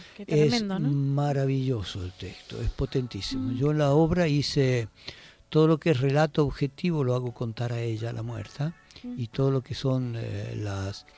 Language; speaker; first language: Spanish; native; Spanish